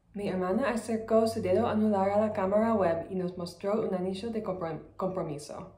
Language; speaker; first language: Spanish; non-native, fluent; English